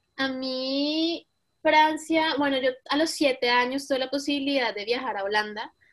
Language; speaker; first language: Spanish; native; Spanish